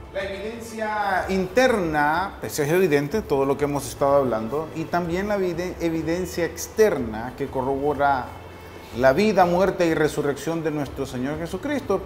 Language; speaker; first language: Spanish; native; Spanish